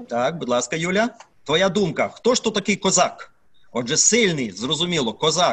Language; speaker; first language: Ukrainian; native; Ukrainian